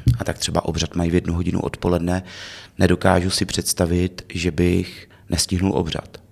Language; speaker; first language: Czech; native; Czech